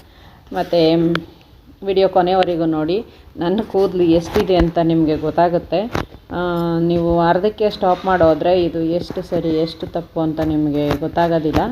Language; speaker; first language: Kannada; native; Kannada